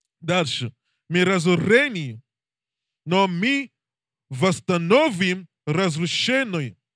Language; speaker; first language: Russian; non-native, learner; English